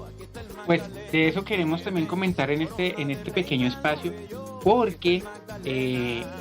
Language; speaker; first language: Spanish; native; Spanish